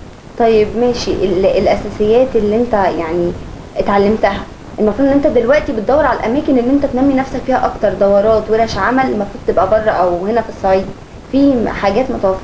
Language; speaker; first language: Arabic; native; Arabic